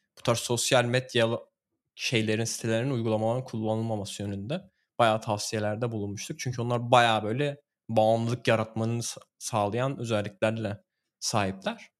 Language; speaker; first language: Turkish; native; Turkish